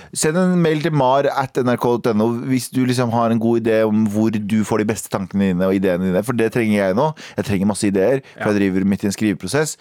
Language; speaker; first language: Norwegian; early bilingual, other home language; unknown